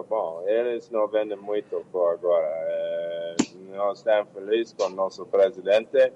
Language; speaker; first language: Portuguese; non-native, learner; English